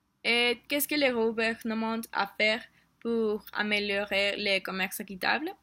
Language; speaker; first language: French; non-native, learner; Spanish